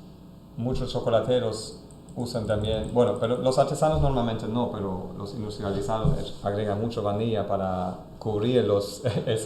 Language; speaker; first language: Spanish; non-native, fluent; German